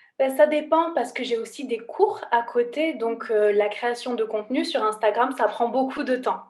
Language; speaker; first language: French; native; French